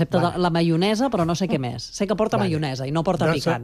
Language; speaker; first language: Catalan; native; Catalan